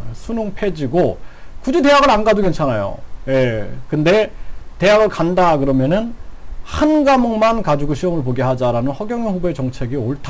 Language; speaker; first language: Korean; native; Korean